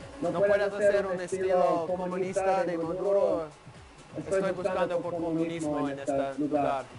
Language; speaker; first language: Spanish; non-native, learner; English